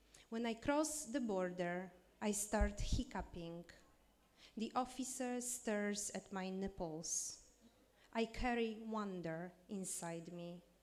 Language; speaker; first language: English; non-native, fluent; Polish